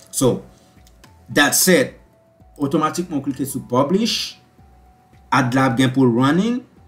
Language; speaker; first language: English; non-native, learner; Haitian Creole